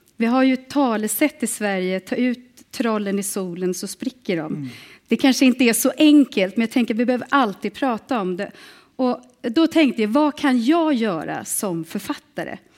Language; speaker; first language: Swedish; native; Swedish